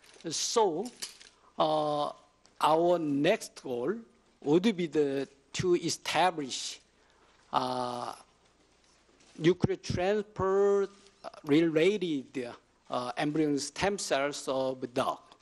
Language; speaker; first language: English; non-native, fluent; Korean